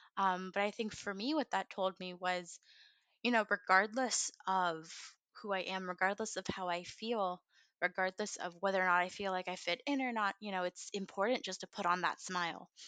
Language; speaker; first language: English; early bilingual, other home language; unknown